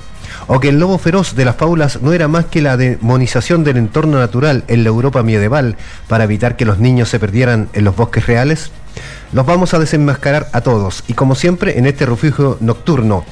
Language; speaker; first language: Spanish; native; Spanish